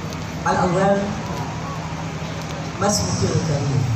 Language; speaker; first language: Arabic; non-native, fluent; Indonesian